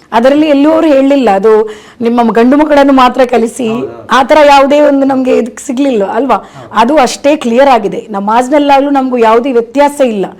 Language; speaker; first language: Kannada; non-native, local second language; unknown